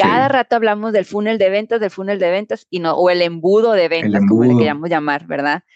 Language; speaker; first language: Spanish; native; Spanish